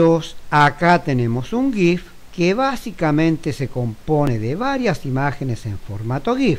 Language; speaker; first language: Spanish; native; Spanish